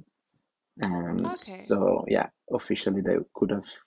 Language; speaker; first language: English; non-native, fluent; Italian